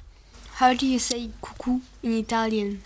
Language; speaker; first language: English; non-native, learner; French